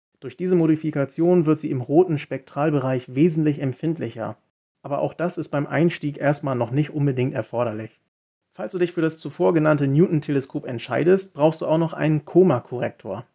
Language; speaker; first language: German; native; German